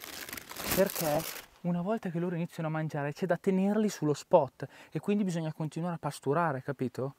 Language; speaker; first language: Italian; native; Italian